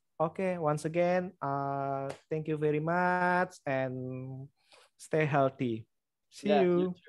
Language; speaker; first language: English; non-native, learner; Indonesian